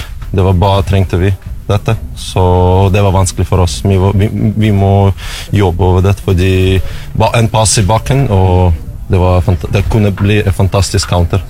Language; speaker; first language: Norwegian; non-native, learner; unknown